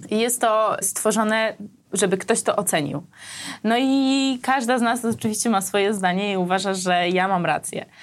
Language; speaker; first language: Polish; early bilingual, other home language; Armenian